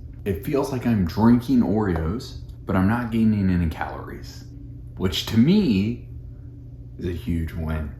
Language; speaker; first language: English; native; English